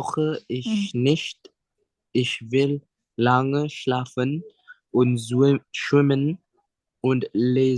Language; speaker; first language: German; non-native, learner; Indonesian